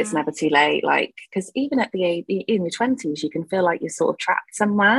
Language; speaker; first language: English; native; English